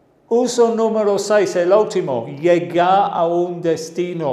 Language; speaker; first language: Spanish; non-native, fluent; English